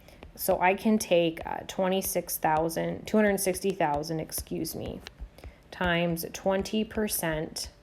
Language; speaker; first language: English; native; English